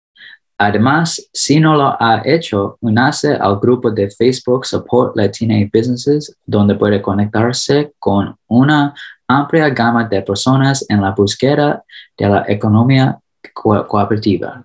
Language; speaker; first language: Spanish; early bilingual, heritage; English